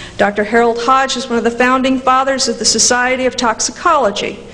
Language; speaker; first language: English; native; English